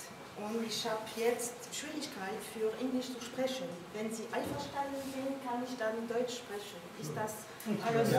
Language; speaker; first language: German; non-native, learner; French